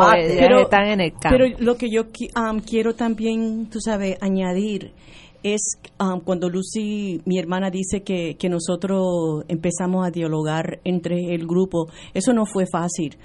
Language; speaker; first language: Spanish; early bilingual, heritage; Spanish